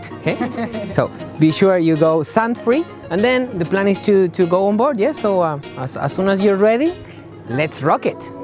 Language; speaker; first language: English; non-native, fluent; Spanish